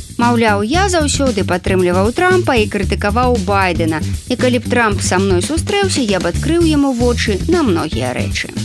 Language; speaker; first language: Belarusian; native; Belarusian